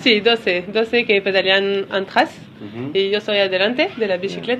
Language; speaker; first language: Spanish; non-native, learner; French